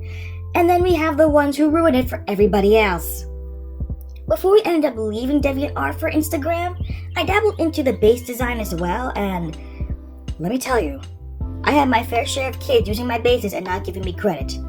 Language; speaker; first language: English; native; English